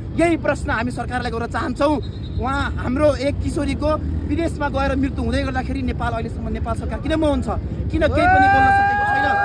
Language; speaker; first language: Nepali; native; Nepali